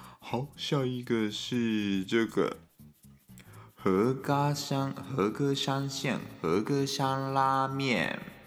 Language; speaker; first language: Chinese; non-native, fluent; Japanese